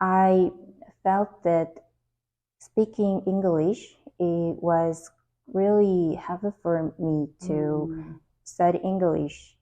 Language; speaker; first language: English; non-native, learner; Korean